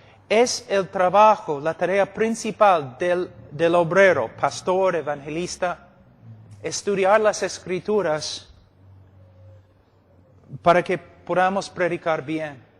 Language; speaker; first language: Spanish; non-native, fluent; English